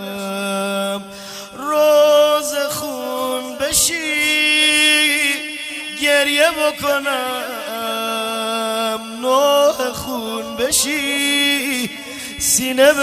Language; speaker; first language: Persian; native; Persian